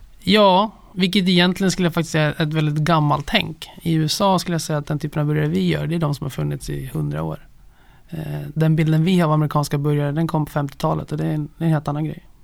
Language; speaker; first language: Swedish; native; Swedish